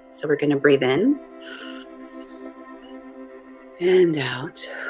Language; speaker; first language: English; native; English